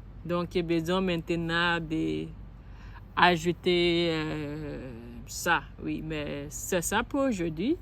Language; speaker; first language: French; non-native, learner; Akan